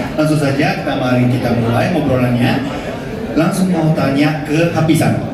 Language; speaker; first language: Indonesian; non-native, fluent; Japanese